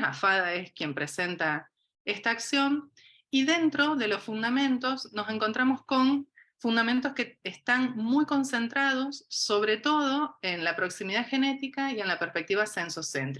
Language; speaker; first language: Spanish; native; Spanish